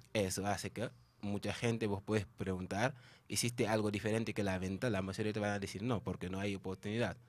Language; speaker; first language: Spanish; non-native, fluent; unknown